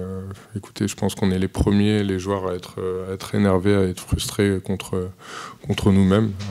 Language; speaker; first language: French; native; French